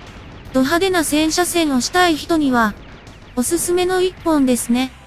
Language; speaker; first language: Japanese; native; Japanese